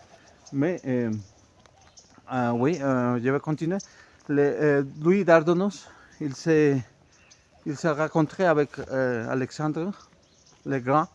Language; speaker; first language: French; non-native, fluent; Spanish